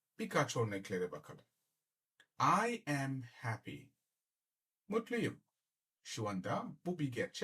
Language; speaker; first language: Turkish; non-native, learner; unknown